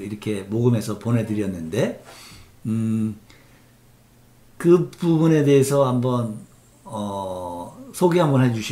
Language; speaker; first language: Korean; native; Korean